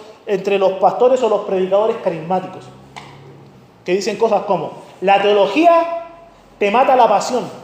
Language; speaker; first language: Spanish; native; Spanish